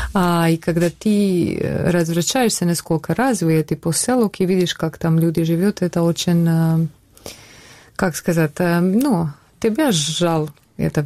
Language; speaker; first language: Russian; non-native, learner; Bosnian